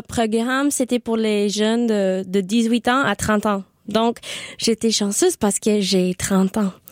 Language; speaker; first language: French; non-native, learner; English